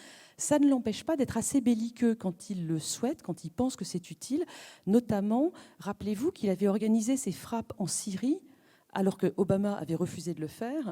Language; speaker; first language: French; native; French